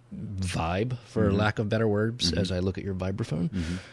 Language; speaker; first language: English; native; English